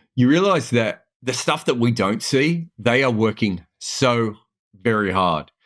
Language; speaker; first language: English; native; English